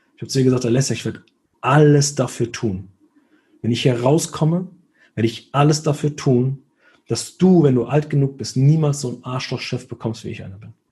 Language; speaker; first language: German; early bilingual, other home language; Italian